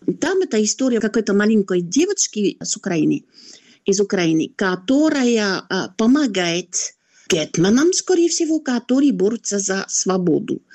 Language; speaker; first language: Russian; non-native, fluent; French